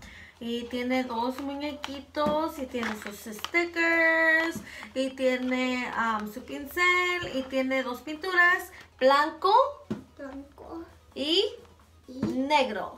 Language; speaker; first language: Spanish; early bilingual, heritage; Spanish